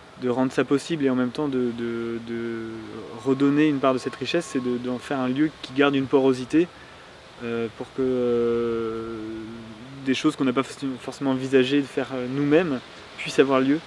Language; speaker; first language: French; native; French